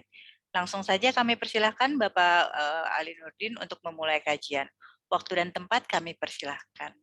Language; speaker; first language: Indonesian; native; Indonesian